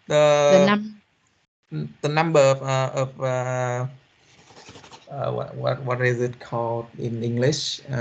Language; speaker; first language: English; non-native, learner; Vietnamese